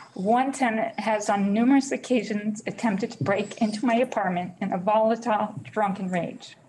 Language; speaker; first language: English; native; English